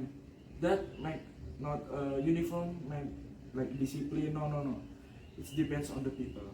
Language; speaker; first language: English; non-native, learner; Indonesian